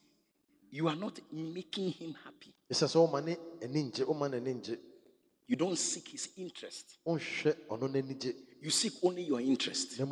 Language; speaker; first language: English; non-native, local second language; Ga